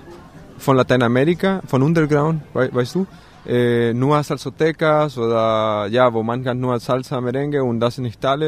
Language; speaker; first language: German; non-native, learner; Spanish